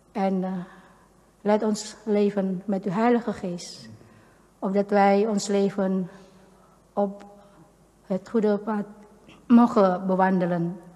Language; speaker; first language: Dutch; non-native, fluent; Indonesian